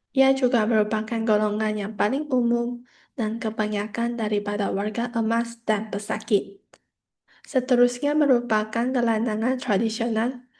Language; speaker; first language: Malay; non-native, local second language; Chinese